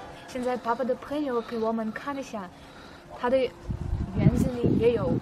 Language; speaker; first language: Chinese; non-native, fluent; Russian